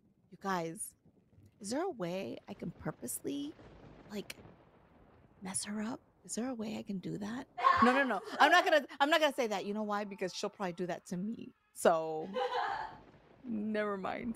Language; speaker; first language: English; native; English